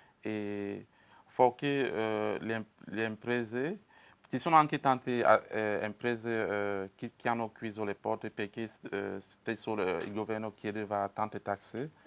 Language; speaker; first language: Italian; non-native, fluent; French